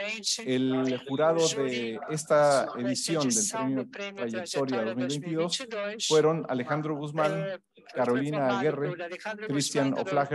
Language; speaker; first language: Spanish; native; Spanish